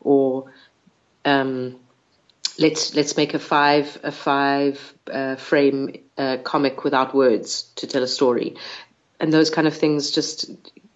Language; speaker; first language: English; native; English